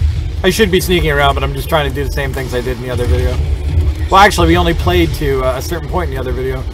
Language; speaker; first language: English; native; English